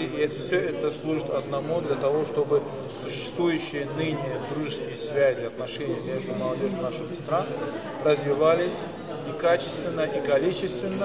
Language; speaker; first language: Russian; non-native, local second language; Azerbaijani